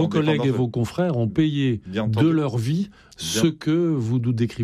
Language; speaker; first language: French; native; French